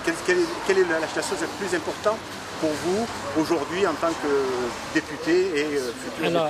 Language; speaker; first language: French; native; French